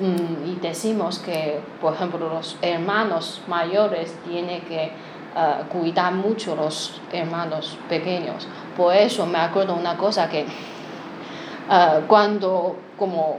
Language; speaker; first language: Spanish; non-native, learner; Chinese